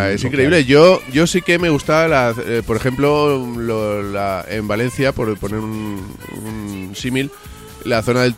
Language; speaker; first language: Spanish; native; Spanish